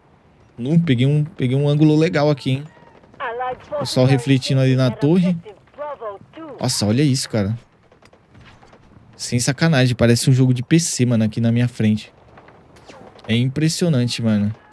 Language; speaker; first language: Portuguese; native; Portuguese